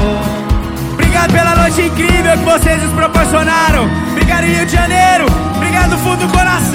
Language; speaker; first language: Portuguese; native; Portuguese